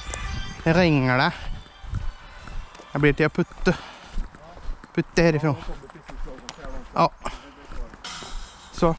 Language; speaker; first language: Swedish; native; Swedish